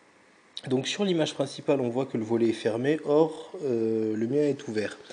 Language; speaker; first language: French; native; French